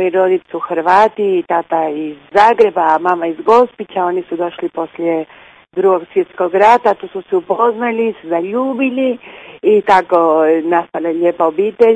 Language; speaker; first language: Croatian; early bilingual, heritage; Croatian